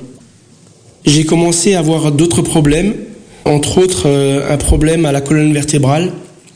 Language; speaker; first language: French; early bilingual, other home language; Portuguese